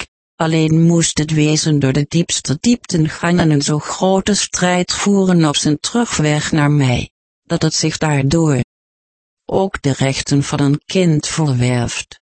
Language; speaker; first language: Dutch; native; Dutch